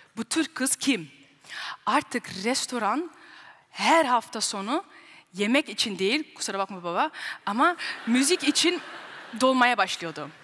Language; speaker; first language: Turkish; early bilingual, heritage; Turkish